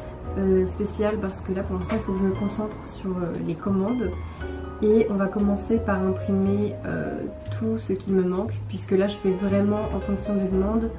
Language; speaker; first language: French; native; French